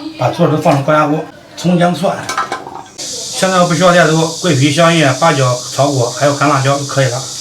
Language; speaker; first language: Chinese; native; Chinese